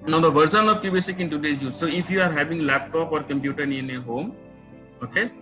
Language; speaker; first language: English; non-native, local second language; Nepali